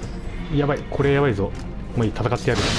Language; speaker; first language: Japanese; native; Japanese